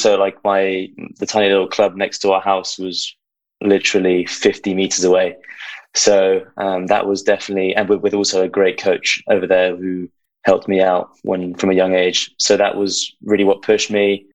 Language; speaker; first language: English; native; English